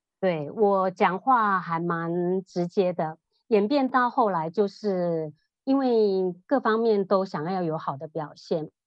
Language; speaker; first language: Chinese; native; Chinese